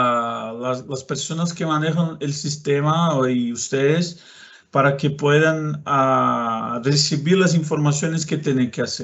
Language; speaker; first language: Spanish; non-native, fluent; Portuguese